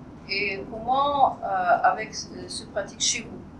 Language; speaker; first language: French; non-native, fluent; Russian